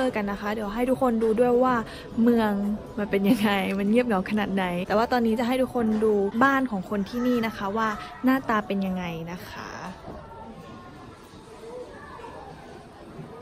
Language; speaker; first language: Thai; native; Thai